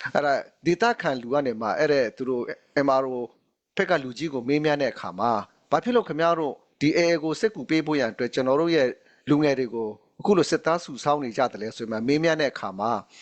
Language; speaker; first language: Burmese; non-native, local second language; Hakha Chin